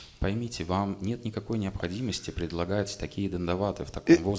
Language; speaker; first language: Russian; native; Russian